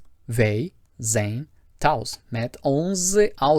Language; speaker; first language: Dutch; non-native, fluent; Portuguese